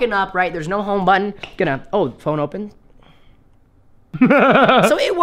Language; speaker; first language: English; native; English